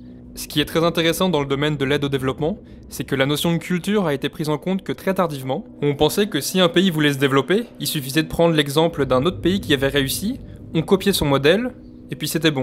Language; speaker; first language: French; native; French